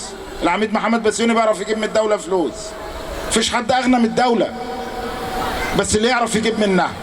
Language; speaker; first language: Arabic; native; Arabic